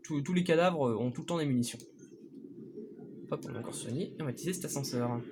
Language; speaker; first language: French; native; French